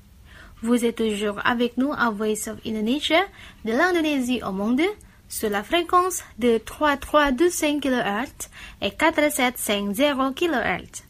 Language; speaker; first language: French; non-native, fluent; Indonesian